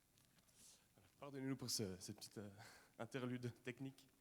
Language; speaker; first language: French; native; French